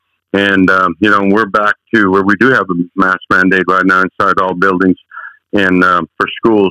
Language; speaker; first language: English; early bilingual, other home language; Spanish